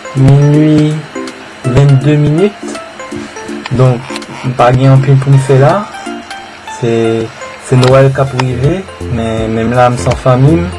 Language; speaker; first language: Haitian Creole; non-native, fluent; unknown